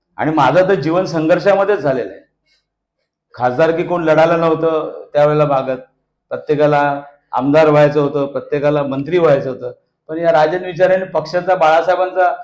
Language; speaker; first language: Marathi; native; Marathi